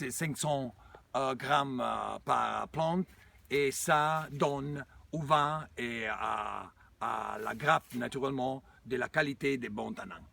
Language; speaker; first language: French; non-native, fluent; Italian